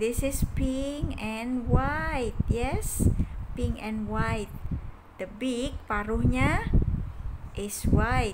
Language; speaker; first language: English; non-native, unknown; Indonesian